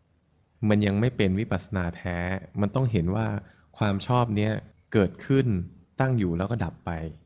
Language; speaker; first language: Thai; native; Thai